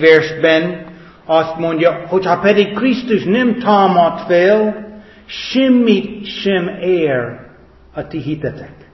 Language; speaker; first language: Hungarian; non-native, fluent; English